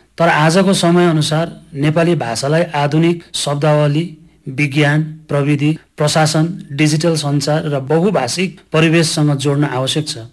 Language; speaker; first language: Nepali; native; Nepali